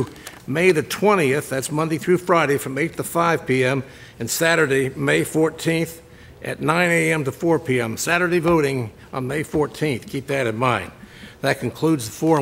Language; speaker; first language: English; native; English